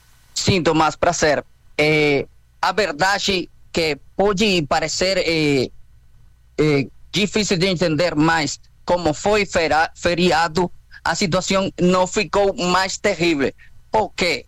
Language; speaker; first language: Portuguese; non-native, fluent; Spanish